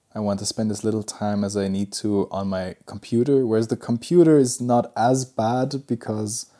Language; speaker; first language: English; early bilingual, other home language; Pashto